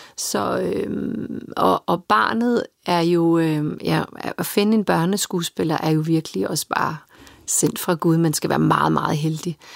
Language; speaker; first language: Danish; early bilingual, other home language; Serbian